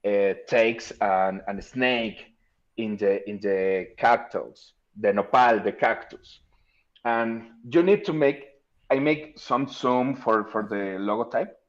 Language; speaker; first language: English; non-native, learner; Spanish